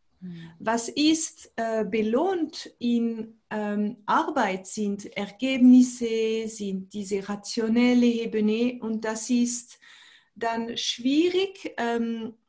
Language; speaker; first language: German; non-native, fluent; French